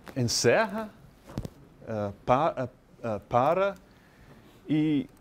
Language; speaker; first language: Portuguese; non-native, learner; English